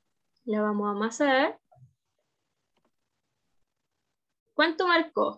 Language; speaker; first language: Spanish; native; Spanish